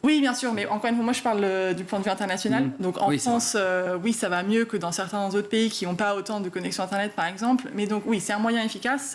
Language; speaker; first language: French; native; French